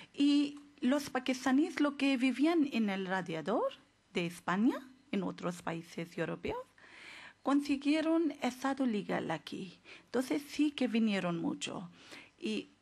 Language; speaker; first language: Spanish; non-native, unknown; Urdu